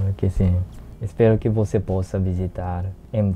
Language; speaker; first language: Portuguese; non-native, learner; Japanese